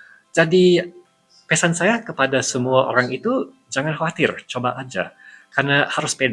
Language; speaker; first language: Indonesian; non-native, fluent; English